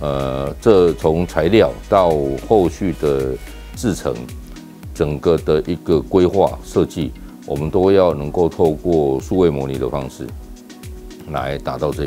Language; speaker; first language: Chinese; native; Chinese